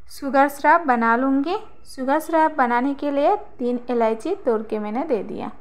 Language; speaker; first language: Hindi; non-native, local second language; Bangla